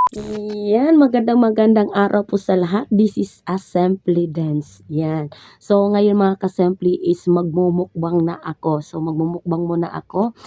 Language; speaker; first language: Filipino; non-native, local second language; Cebuano